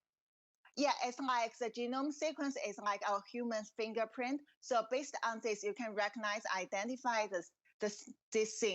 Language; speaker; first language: English; non-native, fluent; Chinese